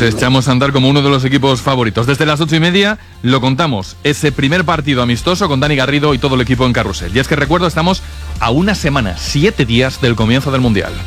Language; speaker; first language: Spanish; native; Spanish